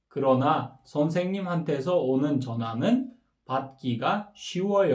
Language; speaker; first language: Korean; non-native, fluent; Kyrgyz